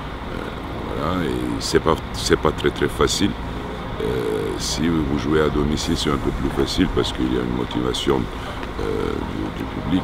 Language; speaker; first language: French; non-native, fluent; Turkish